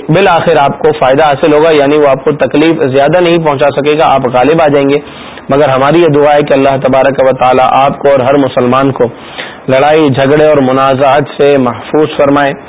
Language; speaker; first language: Urdu; native; Urdu